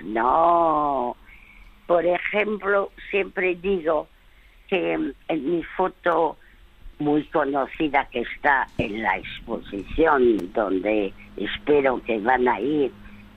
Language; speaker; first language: Spanish; early bilingual, other home language; French